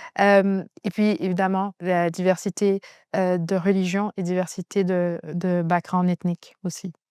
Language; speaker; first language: French; native; French